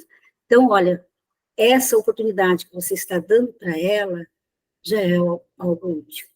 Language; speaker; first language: Portuguese; native; Portuguese